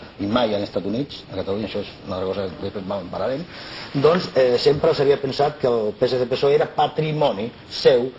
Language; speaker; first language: Catalan; non-native, local second language; Spanish